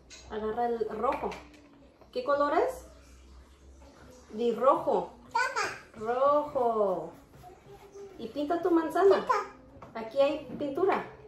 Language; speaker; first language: Spanish; early bilingual, heritage; Spanish